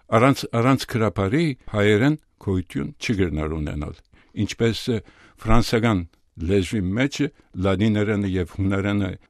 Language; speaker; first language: Armenian; early bilingual, heritage; Armenian